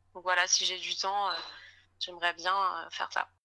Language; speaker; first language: French; native; French